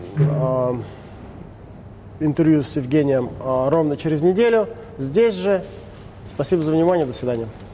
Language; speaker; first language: Russian; native; Russian